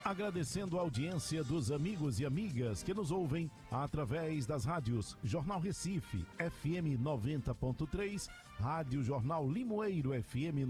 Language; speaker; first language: Portuguese; native; Portuguese